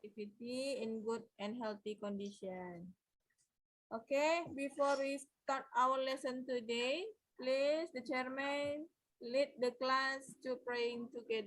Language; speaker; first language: English; non-native, learner; Indonesian